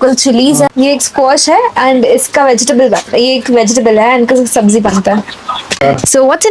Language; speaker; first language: Hindi; native; Hindi